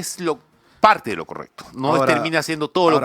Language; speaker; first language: Spanish; native; Spanish